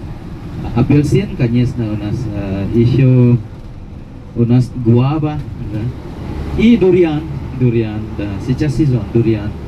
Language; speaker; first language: Russian; non-native, fluent; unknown